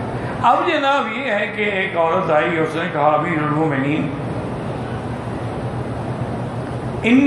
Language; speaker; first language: Urdu; native; Urdu